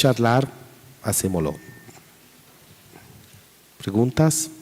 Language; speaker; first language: Spanish; non-native, learner; Italian